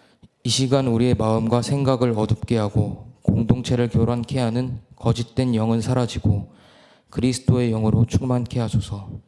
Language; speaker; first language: Korean; native; Korean